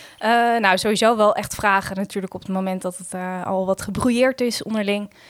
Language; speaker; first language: Dutch; native; Dutch